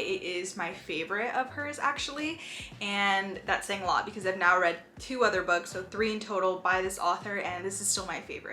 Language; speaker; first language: English; native; English